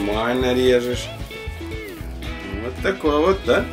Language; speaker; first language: Russian; native; Russian